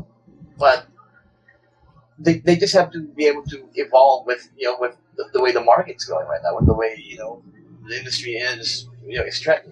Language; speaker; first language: English; non-native, local second language; Filipino